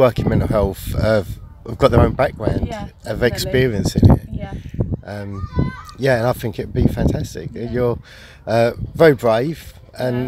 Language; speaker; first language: English; native; English